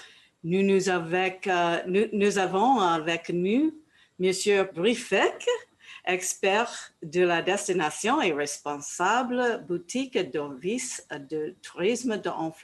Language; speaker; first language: French; non-native, learner; English